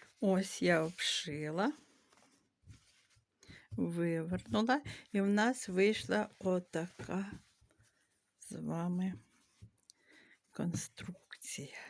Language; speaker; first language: Ukrainian; native; Ukrainian